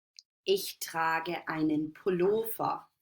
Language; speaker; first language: German; non-native, fluent; English